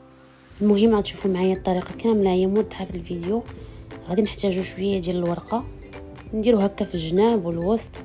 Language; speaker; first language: Arabic; native; Arabic